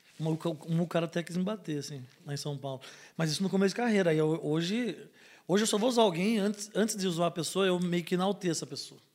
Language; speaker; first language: Portuguese; native; Portuguese